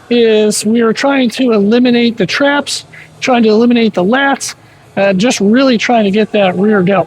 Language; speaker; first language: English; native; English